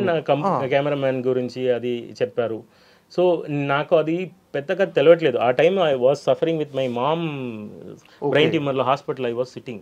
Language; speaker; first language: Telugu; non-native, local second language; Tamil